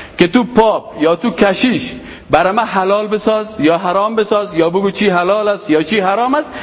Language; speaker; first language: Persian; native; Persian